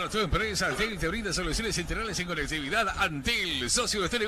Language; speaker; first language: Spanish; native; Spanish